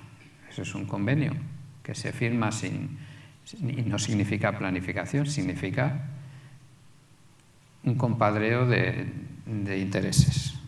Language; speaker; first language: Spanish; native; Spanish